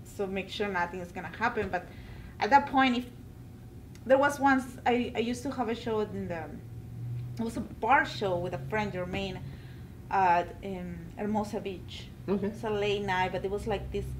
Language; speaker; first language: English; non-native, fluent; Spanish